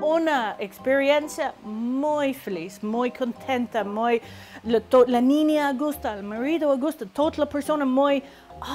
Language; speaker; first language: Spanish; non-native, learner; English